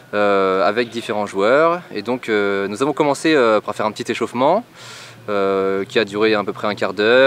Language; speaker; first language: French; native; French